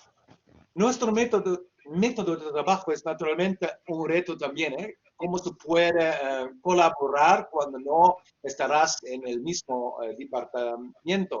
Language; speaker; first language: Spanish; non-native, learner; Dutch